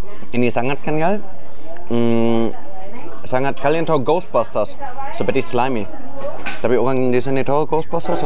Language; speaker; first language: Indonesian; non-native, fluent; German